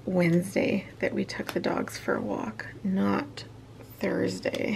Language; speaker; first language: English; native; English